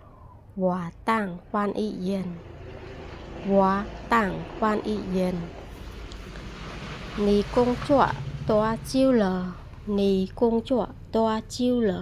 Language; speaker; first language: Chinese; non-native, fluent; Khmer